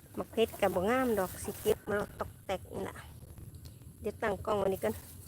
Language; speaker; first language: Thai; native; Thai